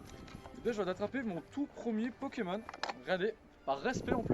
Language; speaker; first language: French; native; French